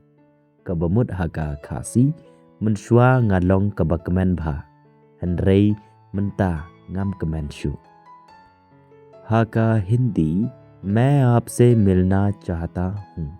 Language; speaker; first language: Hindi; non-native, local second language; Khasi